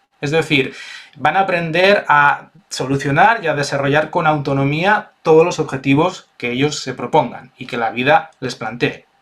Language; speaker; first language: Spanish; native; Spanish